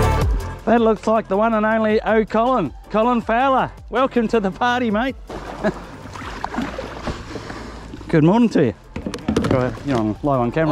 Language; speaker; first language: English; native; English